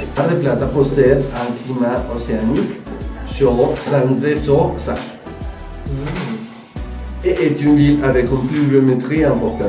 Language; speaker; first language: French; non-native, learner; Spanish